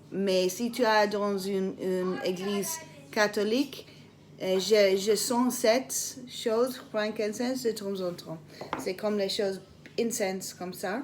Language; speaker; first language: French; non-native, learner; English